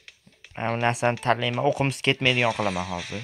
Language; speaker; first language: Turkish; non-native, learner; Uzbek